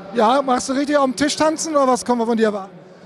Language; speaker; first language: German; native; German